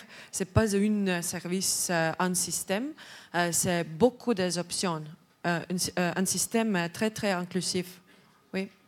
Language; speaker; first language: French; non-native, learner; Estonian